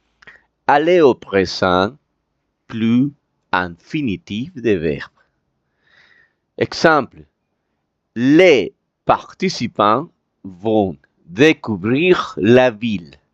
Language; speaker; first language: French; non-native, fluent; Spanish